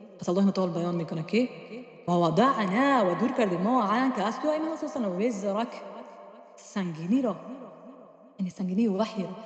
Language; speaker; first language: Persian; native; Persian